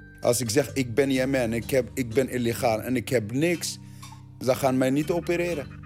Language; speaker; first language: Dutch; non-native, learner; Arabic